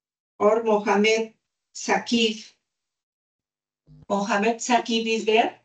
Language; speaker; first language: English; non-native, learner; Spanish